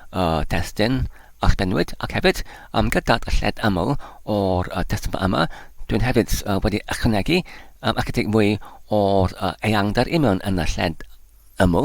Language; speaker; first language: Welsh; non-native, learner; Polish